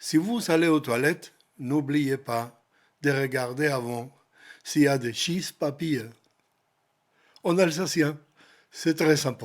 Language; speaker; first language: French; non-native, learner; Spanish